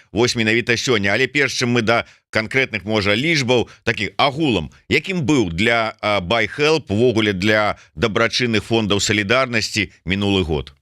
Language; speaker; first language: Belarusian; native; Belarusian